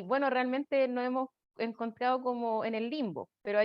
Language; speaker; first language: Spanish; native; Spanish